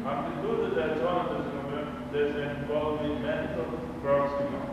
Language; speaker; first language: Portuguese; non-native, learner; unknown